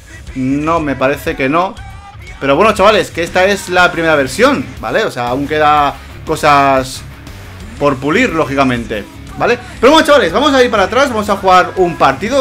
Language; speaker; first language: Spanish; native; Spanish